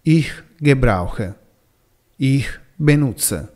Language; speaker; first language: German; non-native, fluent; Italian